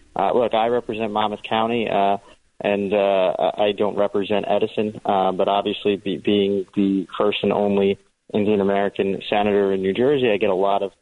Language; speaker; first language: English; early bilingual, other home language; Hindi